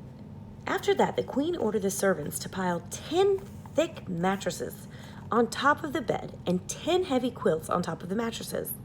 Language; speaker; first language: English; native; English